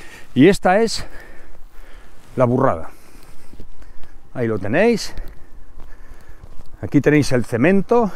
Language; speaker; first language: Spanish; native; Spanish